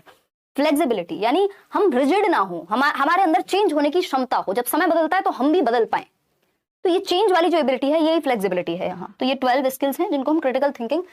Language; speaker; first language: Hindi; native; Hindi